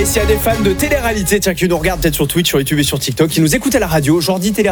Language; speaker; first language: French; native; French